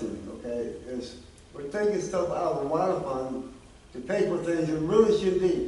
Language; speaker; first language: English; native; English